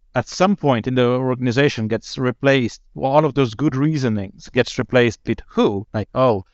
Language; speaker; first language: English; non-native, fluent; Slovenian